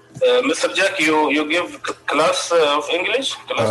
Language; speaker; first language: English; non-native, learner; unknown